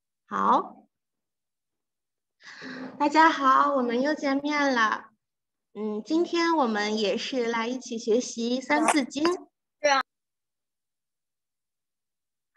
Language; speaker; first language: Chinese; native; Chinese